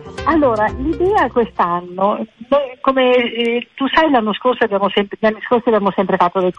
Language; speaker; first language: Italian; native; Italian